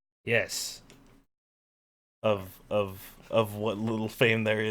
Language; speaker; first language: English; native; English